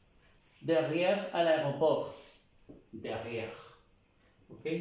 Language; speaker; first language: French; non-native, fluent; Spanish